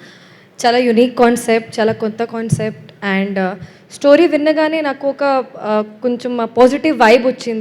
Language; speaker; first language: Telugu; non-native, learner; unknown